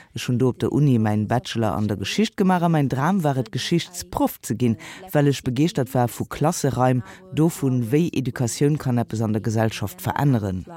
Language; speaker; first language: Luxembourgish; non-native, fluent; Portuguese